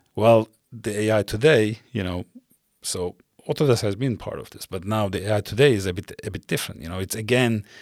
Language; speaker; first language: English; non-native, fluent; Turkish